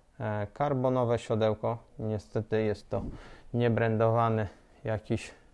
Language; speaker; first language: Polish; native; Polish